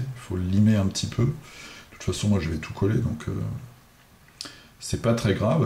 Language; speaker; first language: French; native; French